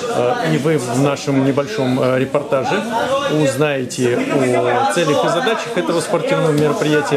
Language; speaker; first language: Russian; native; Russian